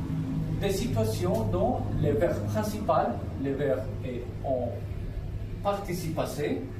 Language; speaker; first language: French; non-native, fluent; Spanish